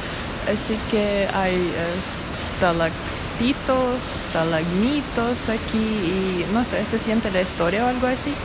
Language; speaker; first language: Spanish; non-native, fluent; Russian